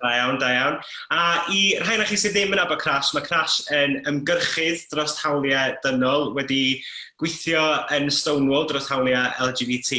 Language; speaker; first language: Welsh; native; Welsh